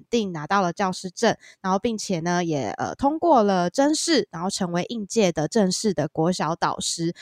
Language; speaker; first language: Chinese; native; Chinese